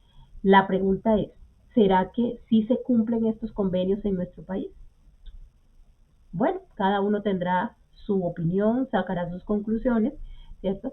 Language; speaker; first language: Spanish; native; Spanish